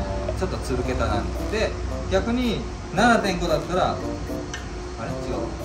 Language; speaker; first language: Japanese; native; Japanese